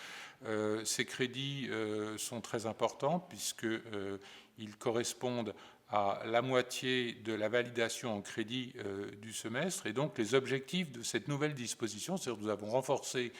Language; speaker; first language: French; native; French